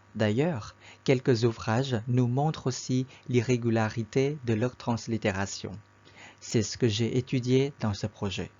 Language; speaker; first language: French; non-native, fluent; Thai